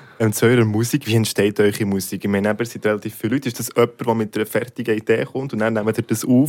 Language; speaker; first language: German; native; German